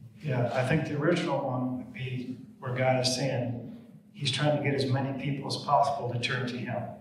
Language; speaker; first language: English; native; English